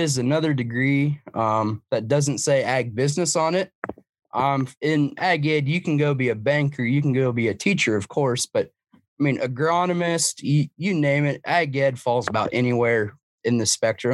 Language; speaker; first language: English; native; English